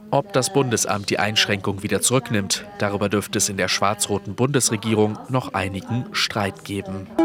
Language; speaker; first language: German; native; German